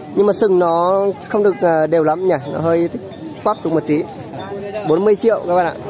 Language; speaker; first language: Vietnamese; native; Vietnamese